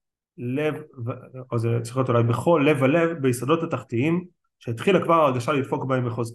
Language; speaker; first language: Hebrew; native; Hebrew